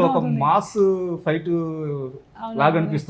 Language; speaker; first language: Telugu; native; Telugu